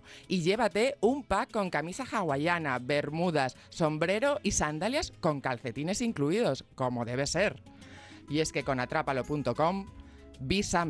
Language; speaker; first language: Spanish; native; Spanish